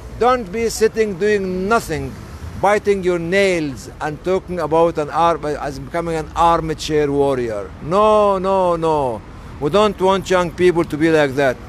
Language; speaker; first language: English; non-native, fluent; Arabic